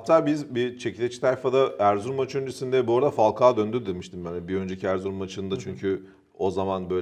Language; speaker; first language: Turkish; native; Turkish